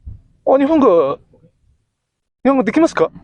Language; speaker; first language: Japanese; non-native, learner; Mongolian